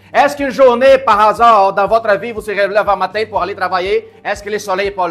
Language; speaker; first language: French; native; French